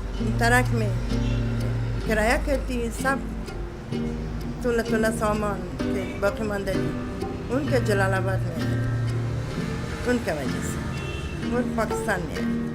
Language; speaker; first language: Hindi; non-native, learner; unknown